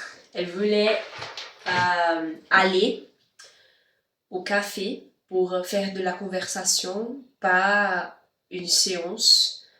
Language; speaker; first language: French; non-native, learner; Spanish